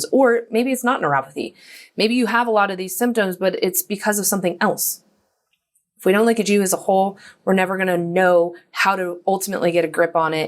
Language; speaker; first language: English; native; English